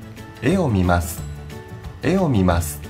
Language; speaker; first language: Japanese; native; Japanese